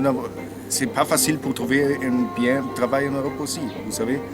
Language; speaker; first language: French; non-native, learner; German